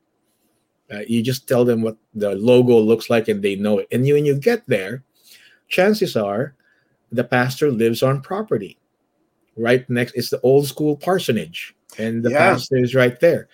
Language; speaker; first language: English; non-native, local second language; Filipino